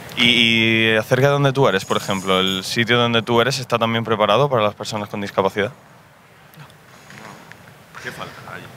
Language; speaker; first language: Spanish; native; Spanish